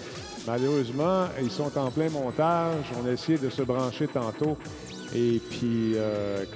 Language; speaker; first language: French; native; French